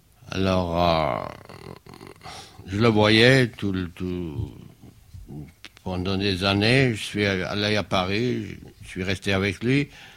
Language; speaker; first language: French; non-native, fluent; German